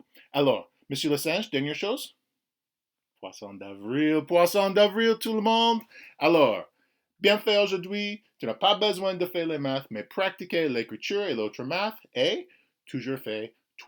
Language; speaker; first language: French; non-native, fluent; English